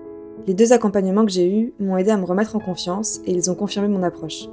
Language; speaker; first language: French; native; French